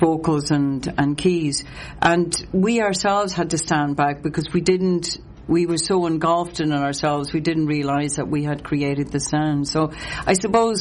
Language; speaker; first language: English; non-native, local second language; Irish